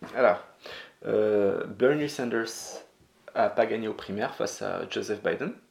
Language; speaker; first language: French; non-native, local second language; Arabic